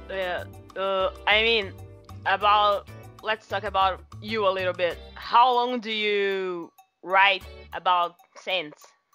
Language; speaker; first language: English; non-native, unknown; Portuguese